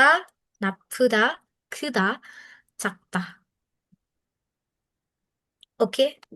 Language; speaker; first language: Korean; non-native, fluent; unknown